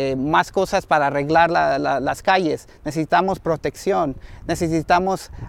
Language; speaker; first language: Spanish; early bilingual, other home language; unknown